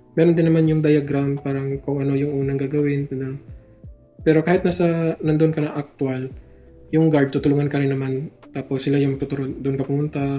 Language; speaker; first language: Filipino; native; Filipino